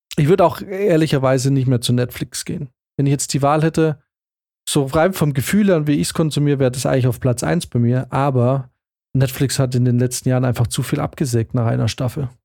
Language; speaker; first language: German; early bilingual, other home language; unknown